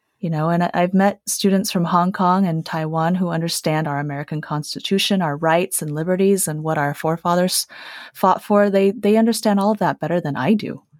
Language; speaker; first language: English; early bilingual, other home language; Chinese